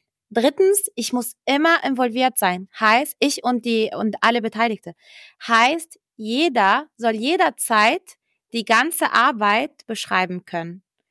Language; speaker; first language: German; non-native, fluent; Arabic